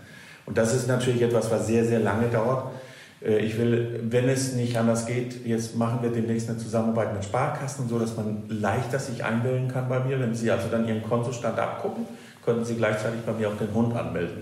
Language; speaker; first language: German; non-native, fluent; Danish